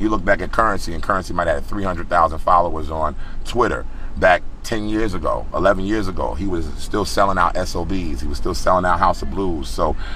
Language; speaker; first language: English; native; English